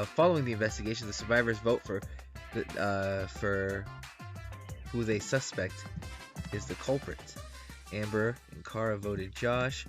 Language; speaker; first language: English; native; English